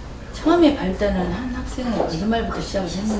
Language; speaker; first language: Korean; native; Korean